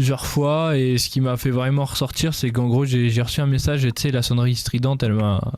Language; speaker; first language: French; native; French